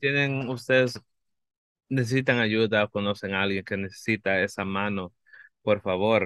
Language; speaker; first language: Spanish; early bilingual, heritage; Spanish